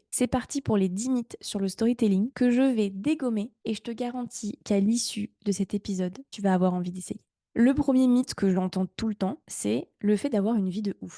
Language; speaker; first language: French; native; French